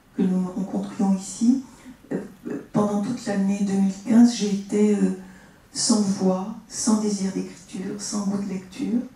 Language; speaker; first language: French; early bilingual, other home language; Spanish